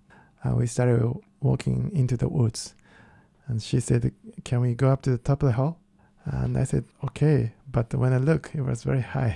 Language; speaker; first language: English; non-native, fluent; Japanese